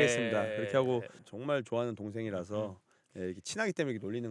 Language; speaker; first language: Korean; native; Korean